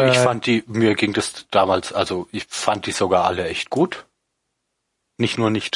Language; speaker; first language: German; native; German